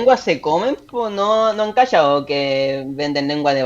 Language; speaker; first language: Spanish; native; Spanish